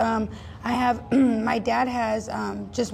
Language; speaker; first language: English; native; English